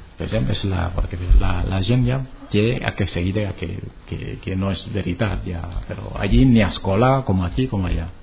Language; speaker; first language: Catalan; non-native, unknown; Wolof